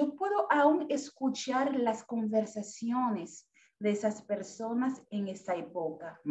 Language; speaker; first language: Spanish; non-native, fluent; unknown